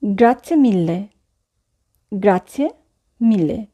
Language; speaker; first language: Italian; non-native, fluent; Bangla